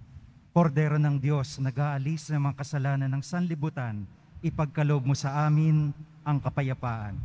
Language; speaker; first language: Filipino; native; Filipino